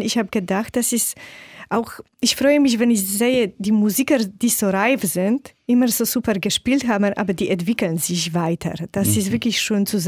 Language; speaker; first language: German; non-native, fluent; Polish